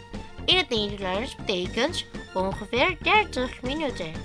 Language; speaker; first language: Dutch; non-native, fluent; Indonesian